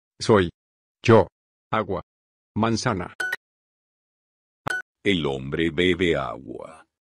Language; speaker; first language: Spanish; non-native, learner; English